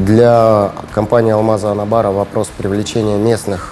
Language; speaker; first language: Russian; native; Russian